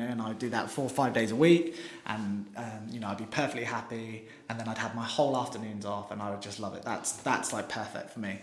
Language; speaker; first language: English; native; English